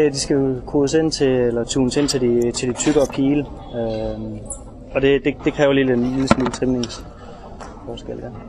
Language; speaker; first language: Danish; native; Danish